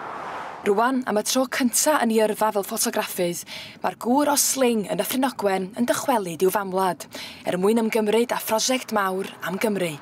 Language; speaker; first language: Welsh; native; Welsh